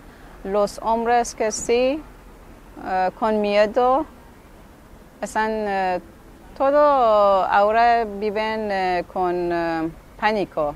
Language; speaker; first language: Spanish; non-native, learner; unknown